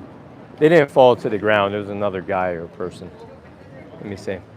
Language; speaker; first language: English; native; English